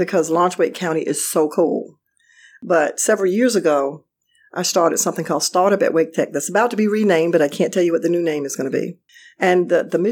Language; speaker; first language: English; native; English